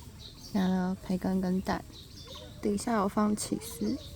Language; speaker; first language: Chinese; native; Chinese